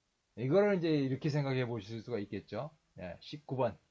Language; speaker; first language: Korean; native; Korean